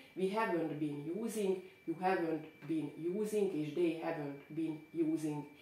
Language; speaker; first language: English; non-native, fluent; Hungarian